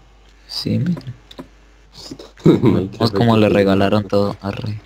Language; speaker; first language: Spanish; native; Spanish